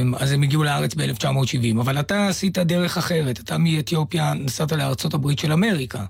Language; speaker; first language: Hebrew; native; Hebrew